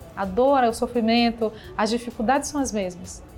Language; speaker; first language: Portuguese; native; Portuguese